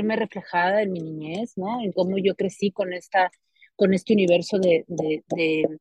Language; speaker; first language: Spanish; native; Spanish